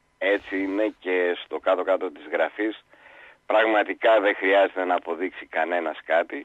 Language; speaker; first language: Greek; native; Greek